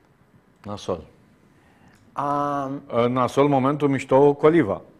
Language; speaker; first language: Romanian; native; Romanian